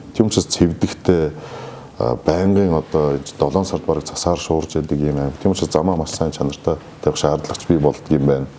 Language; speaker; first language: Mongolian; non-native, local second language; Kazakh